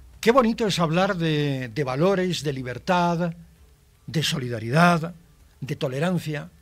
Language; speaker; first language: Spanish; native; Spanish